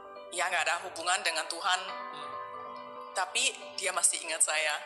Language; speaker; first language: Indonesian; non-native, fluent; German